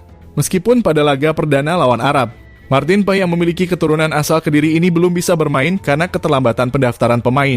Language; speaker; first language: Indonesian; native; Indonesian